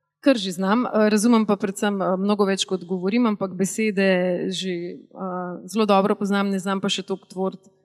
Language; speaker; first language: Slovenian; native; Slovenian